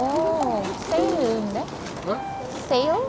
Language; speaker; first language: Korean; non-native, learner; Filipino